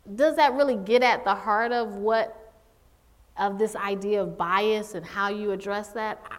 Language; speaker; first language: English; native; English